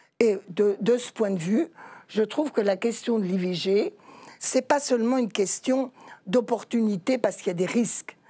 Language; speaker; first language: French; native; French